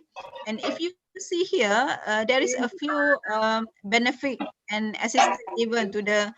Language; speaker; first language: English; non-native, local second language; Malay